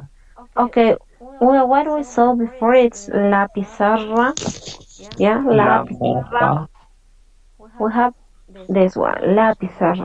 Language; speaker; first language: English; non-native, fluent; Spanish